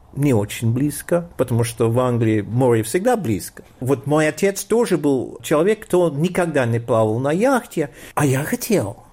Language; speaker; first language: Russian; non-native, fluent; English